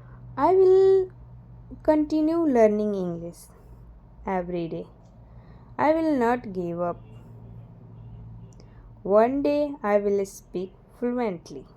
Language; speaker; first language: English; non-native, learner; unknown